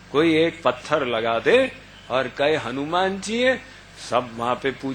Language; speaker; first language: Hindi; native; Hindi